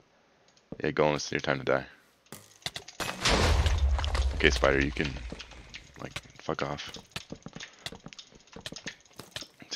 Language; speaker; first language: English; native; English